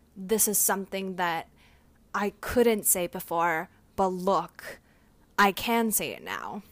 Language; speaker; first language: English; non-native, fluent; Turkish